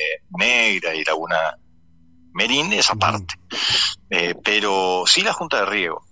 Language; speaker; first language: Spanish; native; Spanish